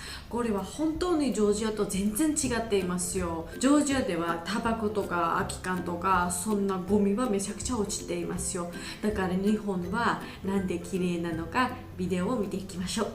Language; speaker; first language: Japanese; non-native, learner; Georgian